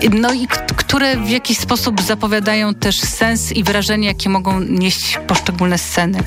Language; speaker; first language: Polish; native; Polish